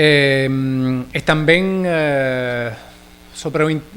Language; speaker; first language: Portuguese; non-native, learner; Italian